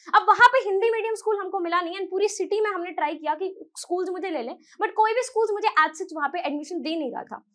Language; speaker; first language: Hindi; native; Hindi